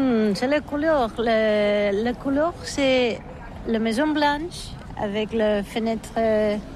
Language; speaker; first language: French; non-native, learner; Catalan